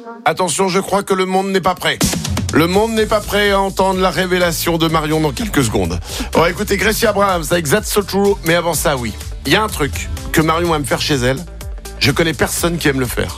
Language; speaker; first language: French; native; French